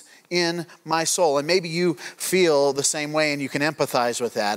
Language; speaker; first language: English; native; English